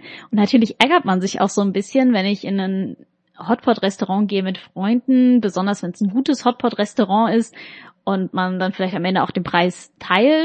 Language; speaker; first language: German; native; German